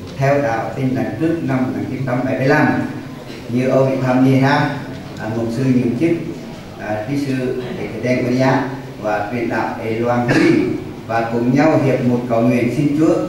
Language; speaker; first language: Vietnamese; non-native, local second language; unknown